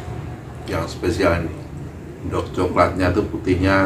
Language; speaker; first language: Indonesian; native; Indonesian